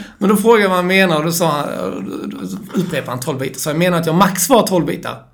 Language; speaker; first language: Swedish; native; Swedish